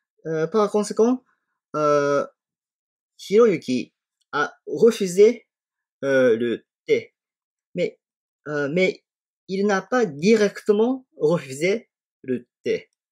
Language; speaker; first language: French; non-native, fluent; Japanese